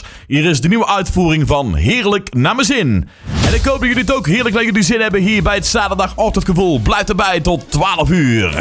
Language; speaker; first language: Dutch; native; Dutch